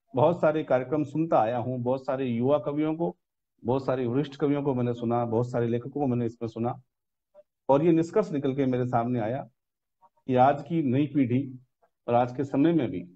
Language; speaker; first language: Hindi; non-native, local second language; Rajasthani